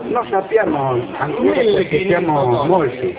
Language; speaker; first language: Italian; early bilingual, heritage; Italian